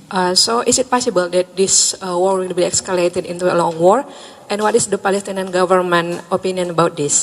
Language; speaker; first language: English; non-native, fluent; Indonesian